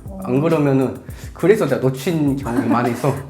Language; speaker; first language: Korean; native; Korean